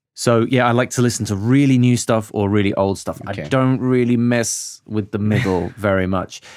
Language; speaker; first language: English; native; English